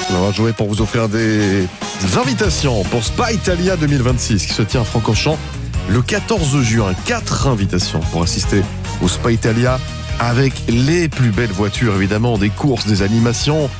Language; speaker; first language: French; native; French